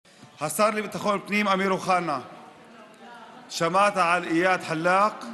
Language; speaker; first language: Hebrew; non-native, local second language; Arabic